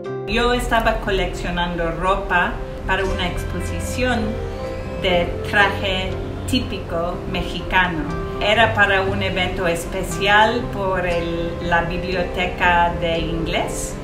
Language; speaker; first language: Spanish; early bilingual, heritage; English